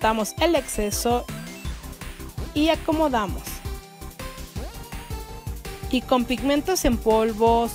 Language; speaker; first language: Spanish; native; Spanish